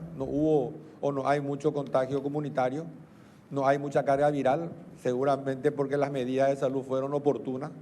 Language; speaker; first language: Spanish; native; Spanish